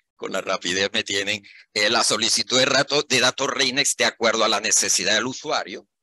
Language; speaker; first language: Spanish; native; Spanish